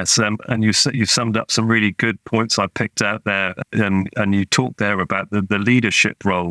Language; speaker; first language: English; native; English